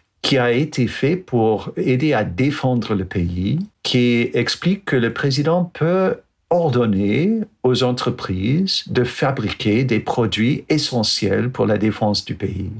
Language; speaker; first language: French; non-native, fluent; English